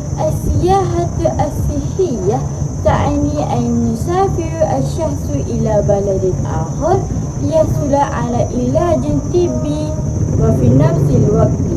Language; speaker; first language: Arabic; non-native, learner; Malay